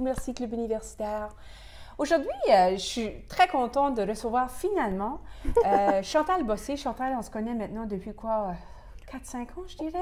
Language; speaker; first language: French; native; French